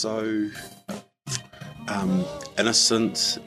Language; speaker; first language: English; native; English